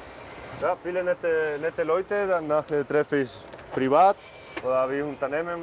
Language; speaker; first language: German; non-native, fluent; Spanish